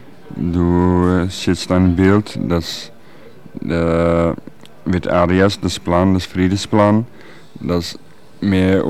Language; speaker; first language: German; non-native, learner; Dutch